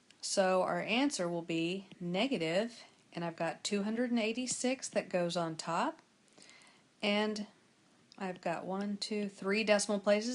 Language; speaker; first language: English; native; English